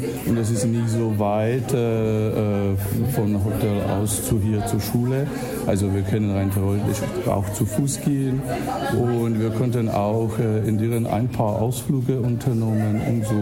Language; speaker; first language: German; non-native, fluent; Czech